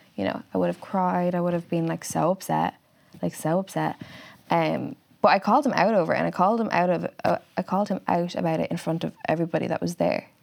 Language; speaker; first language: English; native; English